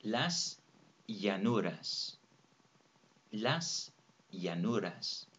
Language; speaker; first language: Spanish; non-native, fluent; English